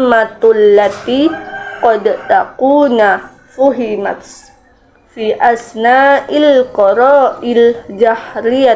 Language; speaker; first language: Arabic; non-native, learner; Indonesian